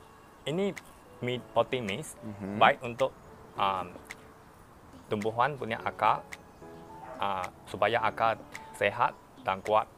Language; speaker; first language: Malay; non-native, local second language; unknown